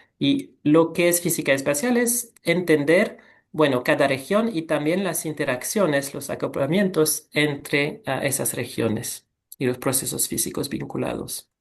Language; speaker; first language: Spanish; non-native, fluent; French